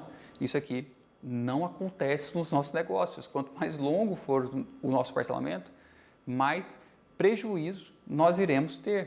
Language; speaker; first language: Portuguese; native; Portuguese